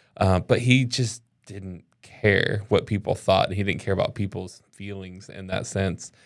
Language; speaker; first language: English; native; English